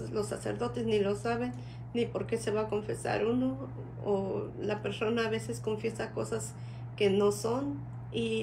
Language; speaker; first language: Spanish; native; Spanish